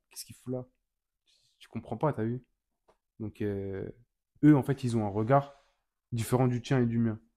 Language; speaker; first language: French; native; French